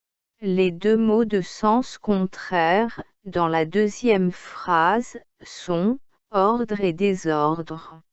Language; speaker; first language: French; non-native, local second language; Arabic